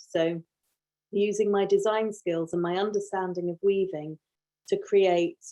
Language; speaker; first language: English; native; English